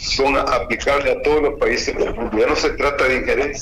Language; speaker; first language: Spanish; native; Spanish